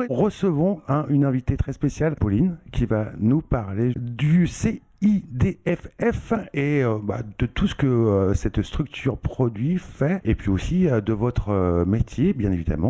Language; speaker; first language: French; native; French